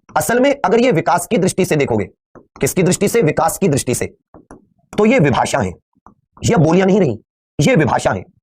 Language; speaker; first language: Hindi; native; Hindi